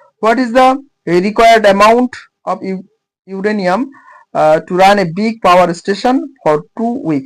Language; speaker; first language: English; non-native, local second language; Bangla